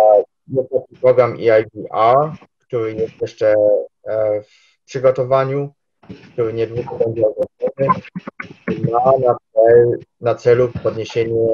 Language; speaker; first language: Polish; early bilingual, heritage; Polish